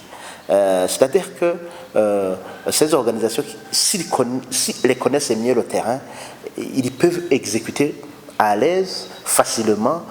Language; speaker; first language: French; non-native, local second language; Rundi